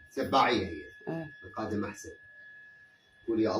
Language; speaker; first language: Arabic; native; Arabic